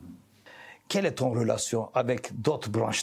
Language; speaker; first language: French; non-native, learner; Turkish